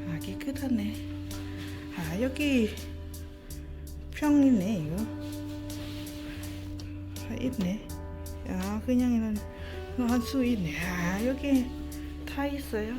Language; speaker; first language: Korean; non-native, learner; Lao